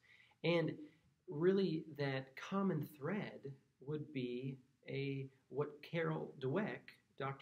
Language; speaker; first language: English; native; English